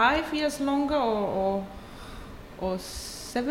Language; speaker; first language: English; non-native, fluent; German